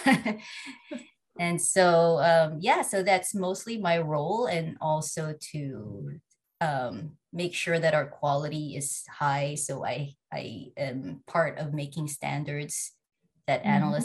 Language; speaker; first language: English; non-native, local second language; Filipino